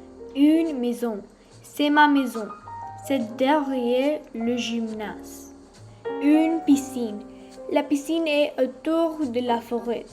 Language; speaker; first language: French; non-native, learner; Spanish